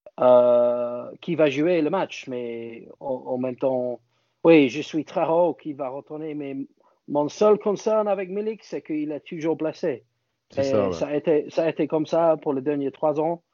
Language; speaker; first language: French; non-native, fluent; English